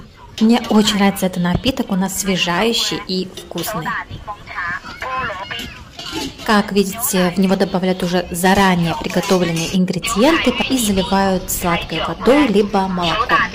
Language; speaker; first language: Russian; native; Russian